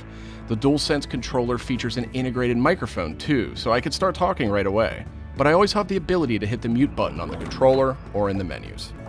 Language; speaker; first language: English; native; English